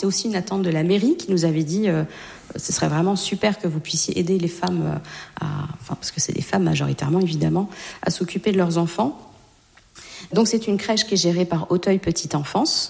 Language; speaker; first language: French; native; French